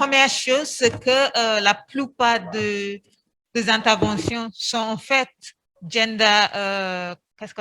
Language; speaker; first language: French; non-native, fluent; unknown